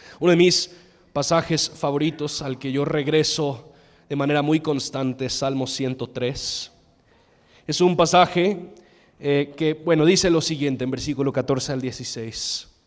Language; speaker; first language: Spanish; non-native, fluent; English